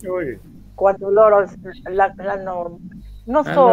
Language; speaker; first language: Italian; non-native, learner; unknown